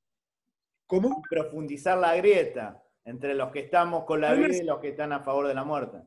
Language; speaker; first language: Spanish; native; Spanish